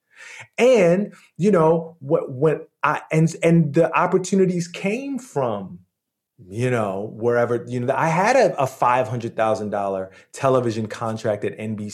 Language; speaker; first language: English; native; English